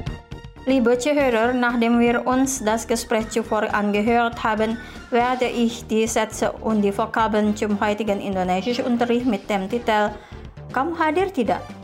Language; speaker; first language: German; non-native, fluent; Indonesian